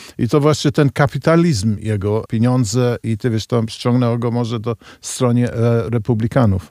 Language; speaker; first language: Polish; non-native, fluent; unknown